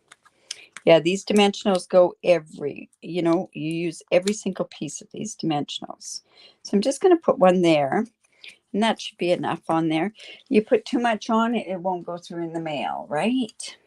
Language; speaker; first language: English; native; English